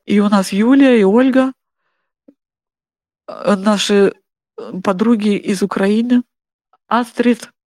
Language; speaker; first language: Russian; non-native, fluent; German